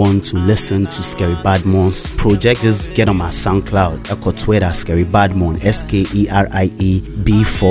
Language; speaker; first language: English; non-native, local second language; Akan